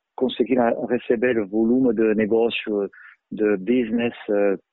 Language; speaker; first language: Portuguese; non-native, fluent; French